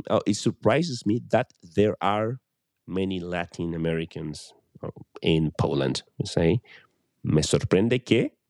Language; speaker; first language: English; non-native, fluent; Spanish